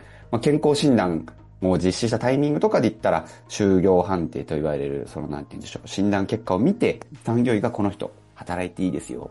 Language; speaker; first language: Japanese; native; Japanese